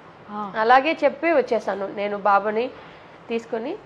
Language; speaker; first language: Telugu; non-native, local second language; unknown